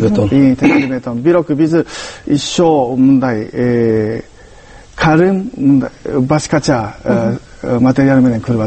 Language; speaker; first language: Kyrgyz; non-native, learner; Japanese